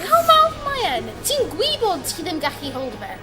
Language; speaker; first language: Welsh; non-native, local second language; English